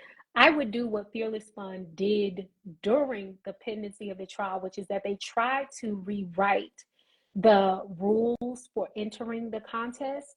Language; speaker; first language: English; native; English